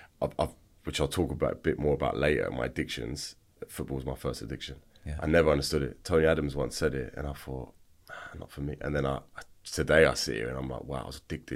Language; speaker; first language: English; native; English